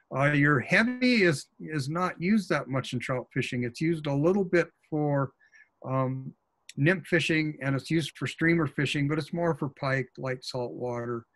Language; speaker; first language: English; native; English